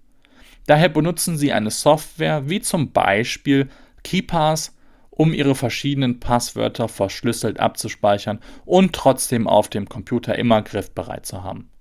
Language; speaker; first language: German; native; German